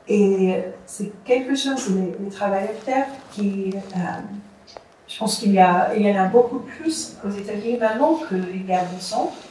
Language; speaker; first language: French; non-native, fluent; English